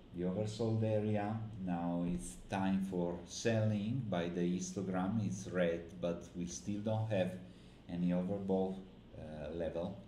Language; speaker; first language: English; non-native, fluent; Italian